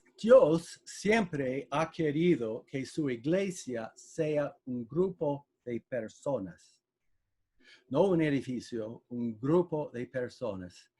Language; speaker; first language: Spanish; non-native, fluent; English